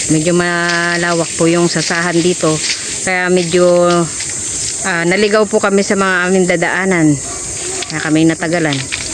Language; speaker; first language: Filipino; native; Filipino